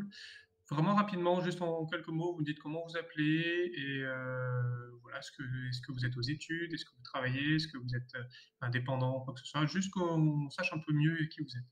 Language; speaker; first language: French; native; French